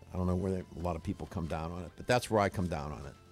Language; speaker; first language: English; native; English